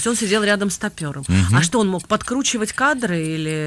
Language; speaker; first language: Russian; native; Russian